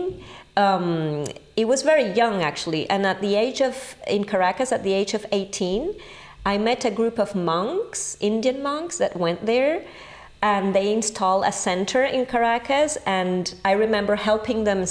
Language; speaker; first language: English; non-native, fluent; Spanish